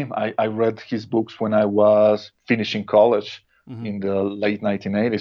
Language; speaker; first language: English; non-native, fluent; Spanish